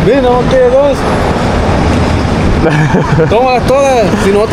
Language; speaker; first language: Spanish; native; Spanish